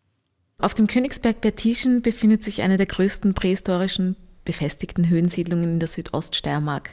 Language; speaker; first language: German; native; German